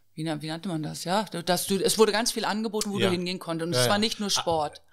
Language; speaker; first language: German; native; German